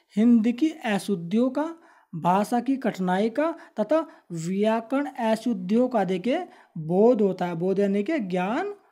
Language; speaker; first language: Hindi; native; Hindi